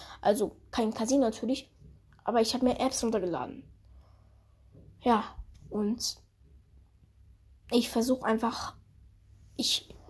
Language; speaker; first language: German; early bilingual, other home language; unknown